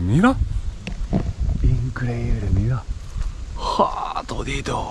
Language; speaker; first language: Spanish; non-native, learner; Japanese